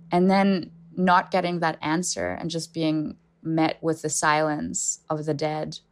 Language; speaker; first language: English; non-native, fluent; German